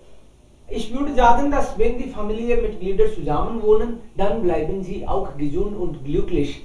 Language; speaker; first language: German; non-native, learner; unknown